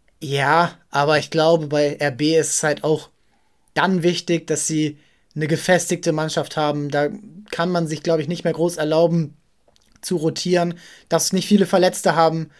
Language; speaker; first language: German; native; German